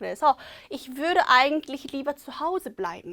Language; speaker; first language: German; non-native, fluent; Korean